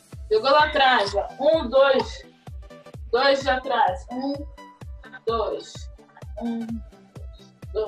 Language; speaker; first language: Portuguese; native; Portuguese